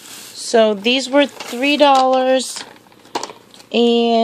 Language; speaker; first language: English; native; English